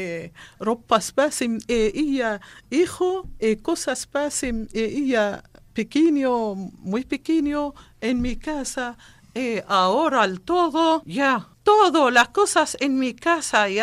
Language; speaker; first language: Spanish; non-native, learner; Arabic